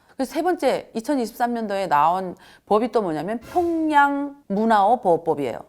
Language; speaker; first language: Korean; native; Korean